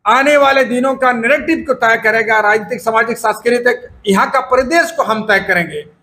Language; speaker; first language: Hindi; native; Hindi